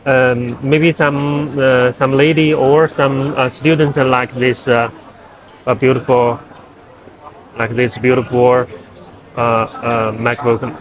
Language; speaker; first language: English; non-native, learner; Chinese